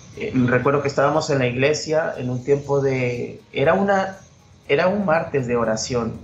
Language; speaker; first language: Spanish; native; Spanish